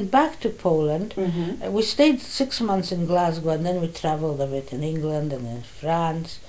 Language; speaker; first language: English; non-native, fluent; Polish